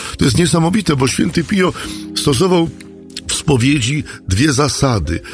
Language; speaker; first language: Polish; native; Polish